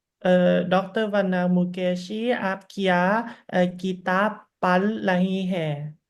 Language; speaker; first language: Hindi; non-native, learner; Thai